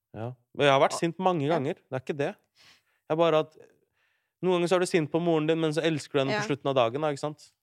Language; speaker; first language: Norwegian; early bilingual, other home language; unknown